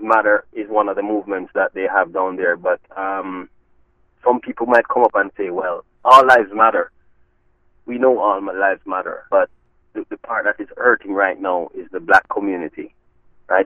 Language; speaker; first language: English; non-native, local second language; Jamaican Creole English